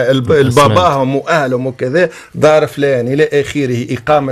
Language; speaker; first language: Arabic; native; Arabic